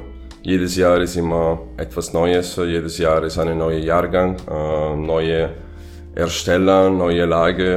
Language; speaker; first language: German; non-native, fluent; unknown